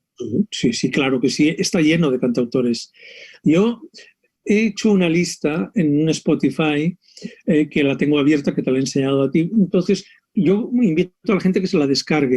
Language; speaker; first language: Spanish; native; Spanish